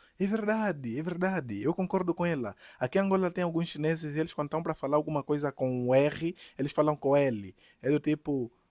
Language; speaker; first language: Portuguese; native; Portuguese